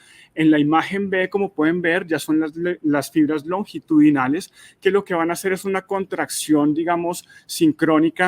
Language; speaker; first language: Spanish; native; Spanish